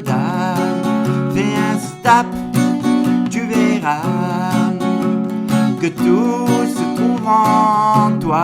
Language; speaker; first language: French; non-native, local second language; Kabyle